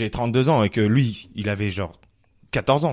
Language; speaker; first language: French; native; French